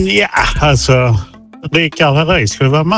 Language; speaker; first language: Swedish; native; Swedish